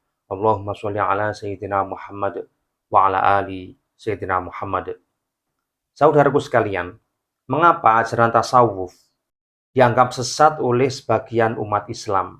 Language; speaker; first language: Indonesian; native; Indonesian